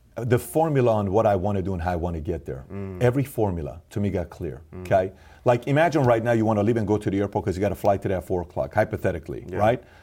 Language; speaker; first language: English; early bilingual, other home language; Persian